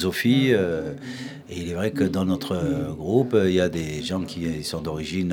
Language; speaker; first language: French; non-native, local second language; Arabic